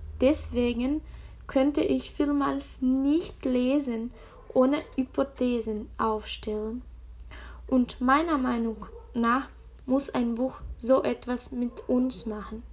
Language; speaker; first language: German; non-native, learner; Spanish